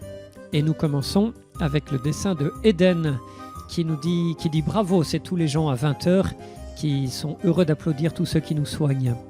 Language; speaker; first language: French; native; French